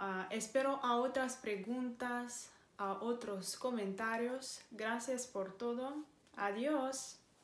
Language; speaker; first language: Spanish; non-native, fluent; Romanian